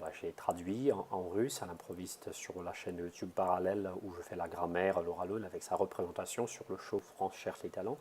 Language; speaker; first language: French; non-native, fluent; Russian